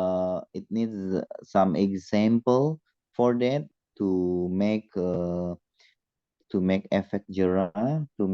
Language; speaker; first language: English; non-native, learner; Indonesian